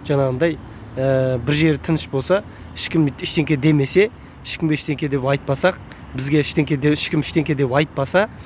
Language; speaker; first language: Kazakh; native; Kazakh